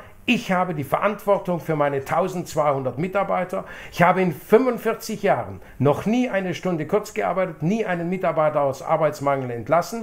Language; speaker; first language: German; native; German